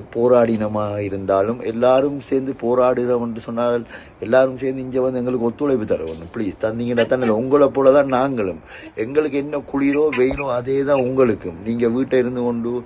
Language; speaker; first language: Tamil; native; Tamil